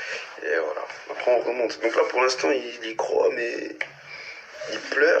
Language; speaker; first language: French; native; French